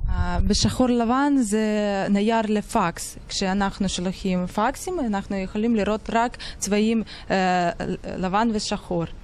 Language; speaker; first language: Hebrew; non-native, fluent; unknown